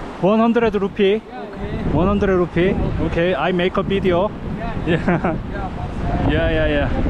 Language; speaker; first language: English; non-native, learner; Korean